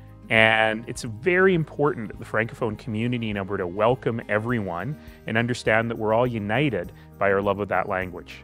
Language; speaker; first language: English; native; English